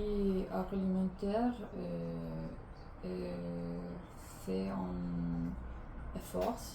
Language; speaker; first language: French; non-native, learner; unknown